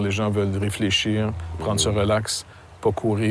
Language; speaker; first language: French; native; French